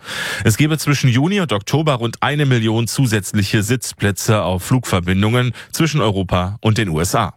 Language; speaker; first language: German; native; German